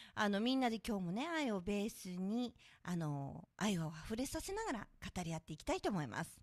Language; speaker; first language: Japanese; native; Japanese